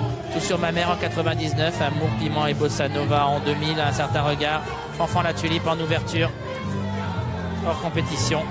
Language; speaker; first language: French; native; French